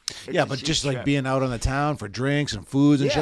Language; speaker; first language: English; native; English